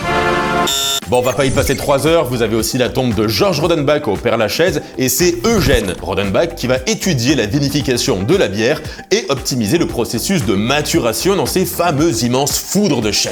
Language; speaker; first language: French; native; French